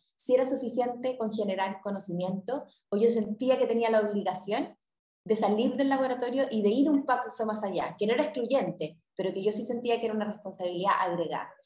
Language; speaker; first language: Spanish; native; Spanish